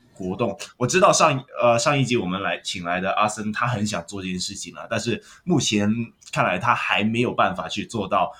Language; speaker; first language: Chinese; non-native, local second language; Cantonese